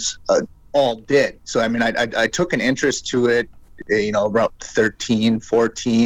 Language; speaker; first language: English; native; English